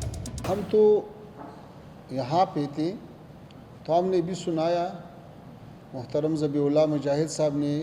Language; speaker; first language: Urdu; non-native, fluent; Pashto